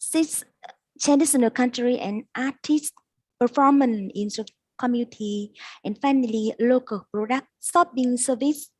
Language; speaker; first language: English; non-native, learner; Vietnamese